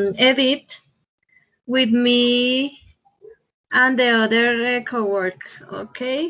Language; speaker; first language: English; non-native, fluent; Spanish